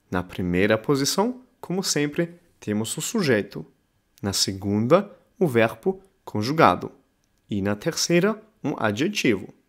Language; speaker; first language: Portuguese; non-native, fluent; German